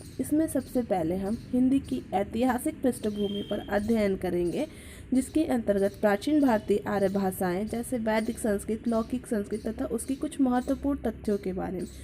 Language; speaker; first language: Hindi; native; Hindi